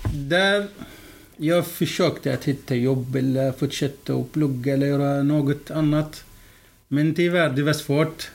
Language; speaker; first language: Swedish; non-native, fluent; Arabic